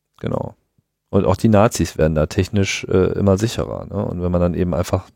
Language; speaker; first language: German; native; German